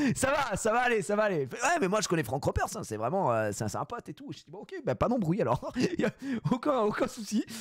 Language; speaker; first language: French; native; French